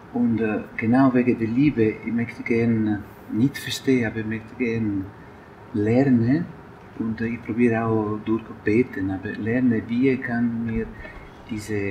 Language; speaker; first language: German; non-native, learner; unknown